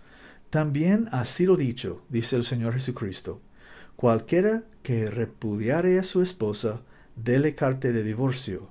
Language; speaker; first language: Spanish; non-native, learner; English